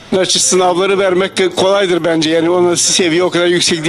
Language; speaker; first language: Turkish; non-native, fluent; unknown